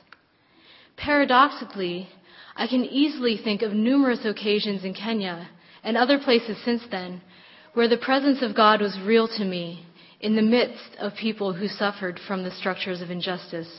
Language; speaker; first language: English; native; English